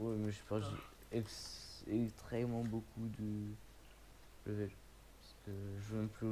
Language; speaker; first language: French; native; French